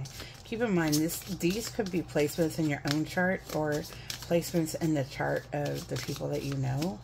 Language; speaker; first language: English; native; English